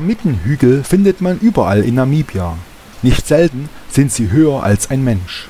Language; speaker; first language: German; native; German